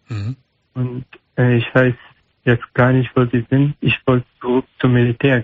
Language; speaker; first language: German; non-native, learner; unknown